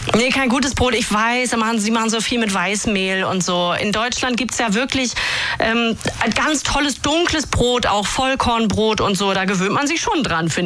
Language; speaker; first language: German; native; German